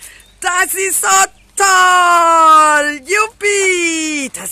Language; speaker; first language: German; non-native, learner; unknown